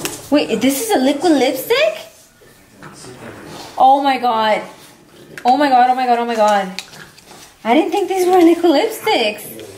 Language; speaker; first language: English; early bilingual, other home language; Spanish